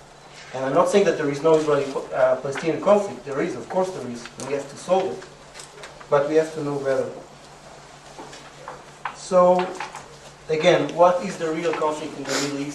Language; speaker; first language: English; non-native, fluent; Hebrew